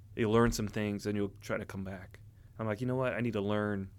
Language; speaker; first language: English; native; English